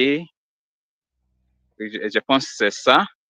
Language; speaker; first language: French; non-native, learner; Swahili